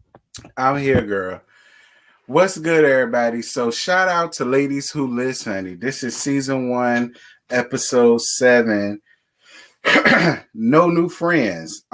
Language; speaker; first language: English; native; English